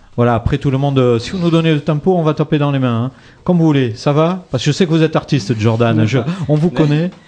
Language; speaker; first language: French; native; French